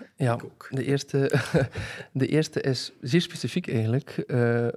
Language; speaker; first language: Dutch; native; Dutch